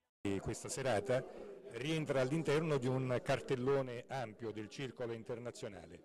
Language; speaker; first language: Italian; native; Italian